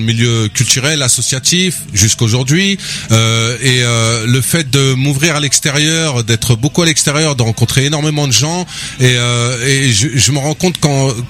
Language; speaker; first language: French; native; French